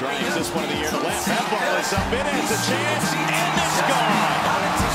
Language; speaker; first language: English; native; English